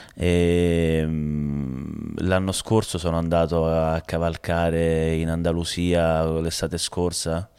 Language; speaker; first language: Italian; native; Italian